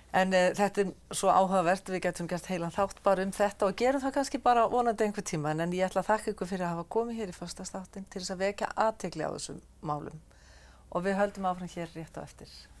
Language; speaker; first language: Icelandic; native; Icelandic